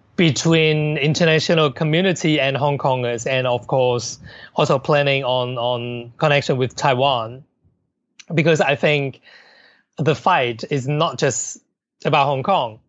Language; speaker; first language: English; non-native, local second language; Cantonese